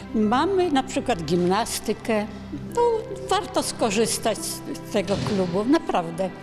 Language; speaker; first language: Polish; native; Polish